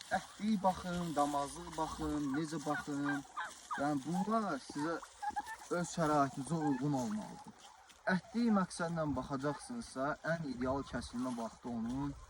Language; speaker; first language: Azerbaijani; non-native, local second language; Lezghian